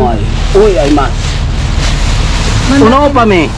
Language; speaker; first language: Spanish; non-native, learner; Filipino